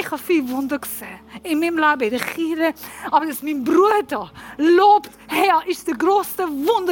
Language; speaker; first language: German; non-native, learner; Persian